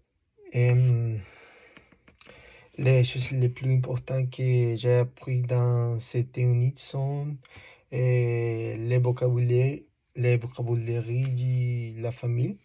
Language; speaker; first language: French; non-native, learner; Spanish